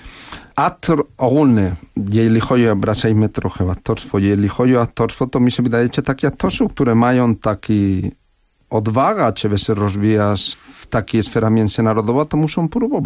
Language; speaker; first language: Polish; non-native, fluent; Spanish